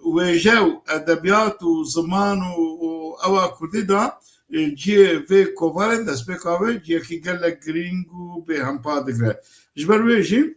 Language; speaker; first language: Kurdish; native; Kurdish